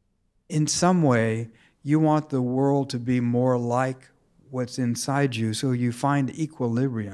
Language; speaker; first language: English; native; English